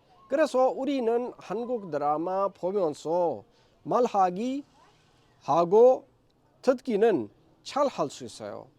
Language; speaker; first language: Korean; non-native, learner; Urdu